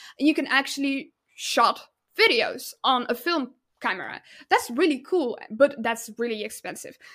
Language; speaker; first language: English; non-native, fluent; Russian